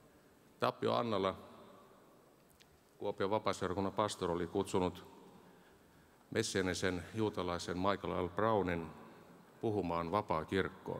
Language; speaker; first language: Finnish; native; Finnish